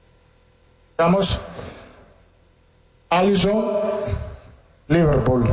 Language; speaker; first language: Portuguese; non-native, fluent; Italian